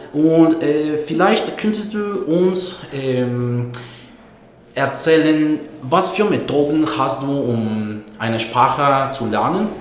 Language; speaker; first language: German; non-native, fluent; Spanish